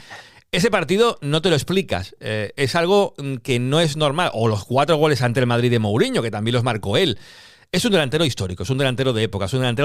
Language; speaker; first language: Spanish; native; Spanish